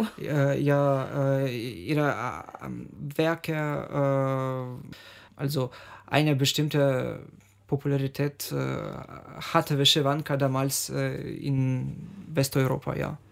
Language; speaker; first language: German; non-native, fluent; Ukrainian